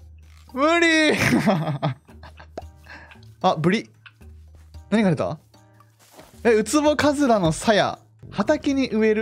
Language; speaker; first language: Japanese; native; Japanese